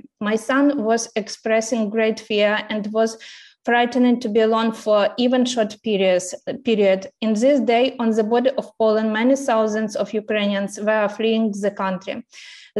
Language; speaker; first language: English; non-native, fluent; Ukrainian